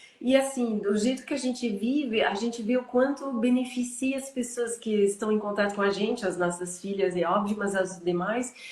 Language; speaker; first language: Portuguese; non-native, fluent; French